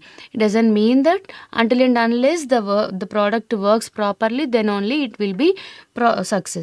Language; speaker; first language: English; non-native, local second language; Telugu